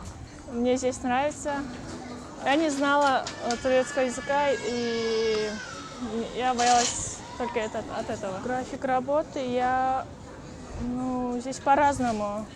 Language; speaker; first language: Russian; non-native, local second language; Kyrgyz